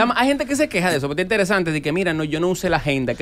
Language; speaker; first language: Spanish; native; Spanish